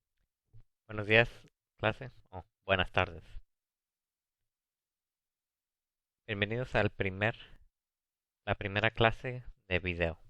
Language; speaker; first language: Spanish; early bilingual, heritage; English